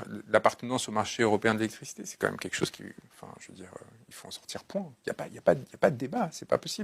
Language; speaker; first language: French; native; French